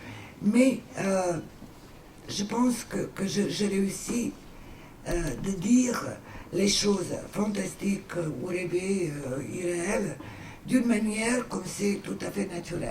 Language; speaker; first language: French; non-native, fluent; Serbian